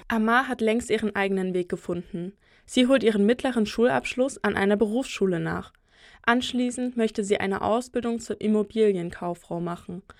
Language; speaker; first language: German; native; German